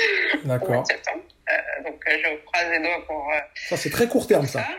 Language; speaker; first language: French; early bilingual, other home language; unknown